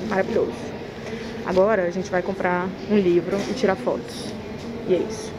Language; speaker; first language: Portuguese; native; Portuguese